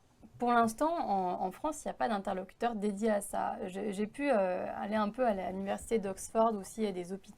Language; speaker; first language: French; native; French